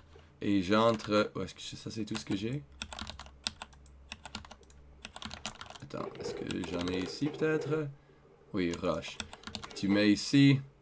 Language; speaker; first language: French; non-native, learner; English